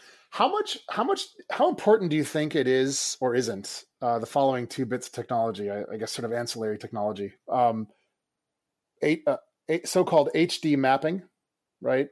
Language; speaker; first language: English; native; English